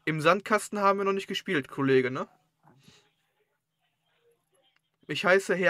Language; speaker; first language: German; native; German